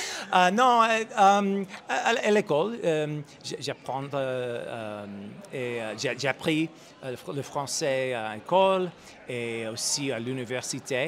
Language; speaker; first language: French; non-native, learner; English